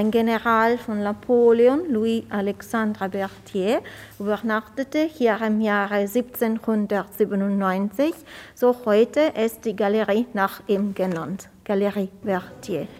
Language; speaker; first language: German; non-native, fluent; Italian